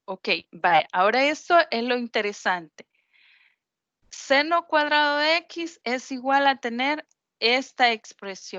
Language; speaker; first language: Spanish; native; Spanish